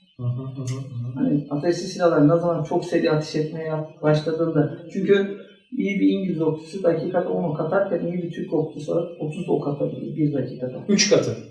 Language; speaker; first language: Turkish; native; Turkish